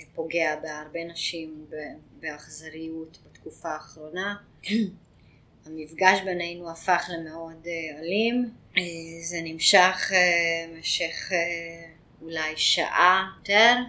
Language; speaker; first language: Hebrew; non-native, fluent; Hungarian